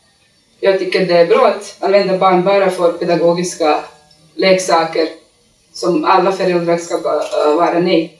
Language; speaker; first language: Swedish; non-native, learner; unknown